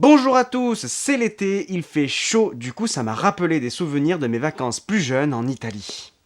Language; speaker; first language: French; native; French